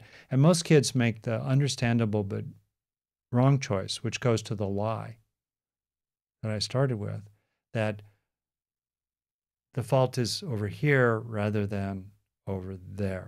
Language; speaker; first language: English; native; English